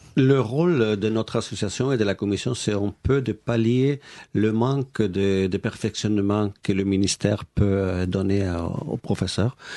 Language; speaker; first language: French; non-native, fluent; Spanish